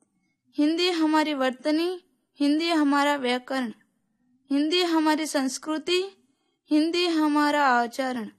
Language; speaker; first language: Hindi; non-native, local second language; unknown